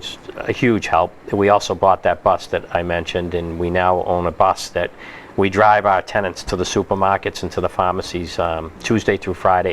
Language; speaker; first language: English; native; English